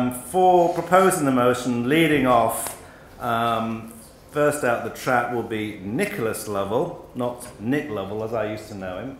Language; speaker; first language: English; native; English